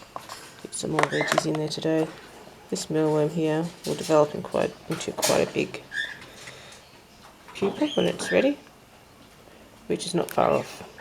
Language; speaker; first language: English; native; English